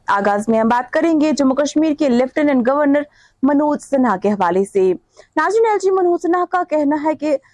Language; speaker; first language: Urdu; non-native, local second language; Kashmiri